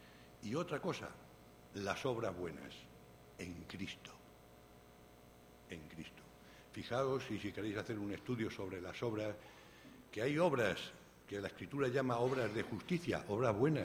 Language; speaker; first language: Spanish; native; Spanish